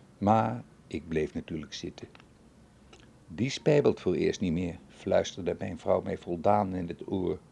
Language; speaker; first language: Dutch; native; Dutch